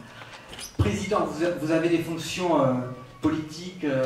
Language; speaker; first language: French; native; French